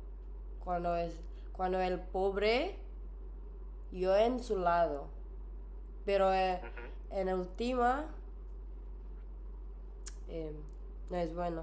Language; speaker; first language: Spanish; non-native, learner; English